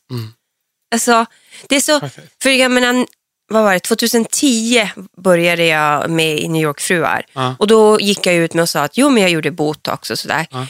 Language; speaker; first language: Swedish; native; Swedish